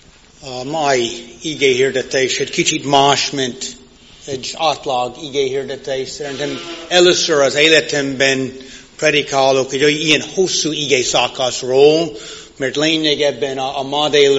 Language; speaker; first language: Hungarian; non-native, fluent; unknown